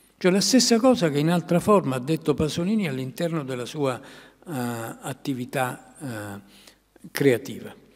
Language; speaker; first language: Italian; native; Italian